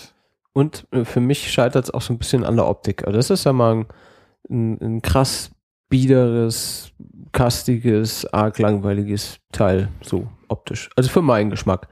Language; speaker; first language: German; native; German